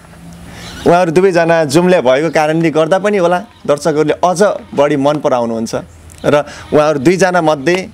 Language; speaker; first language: Nepali; native; Nepali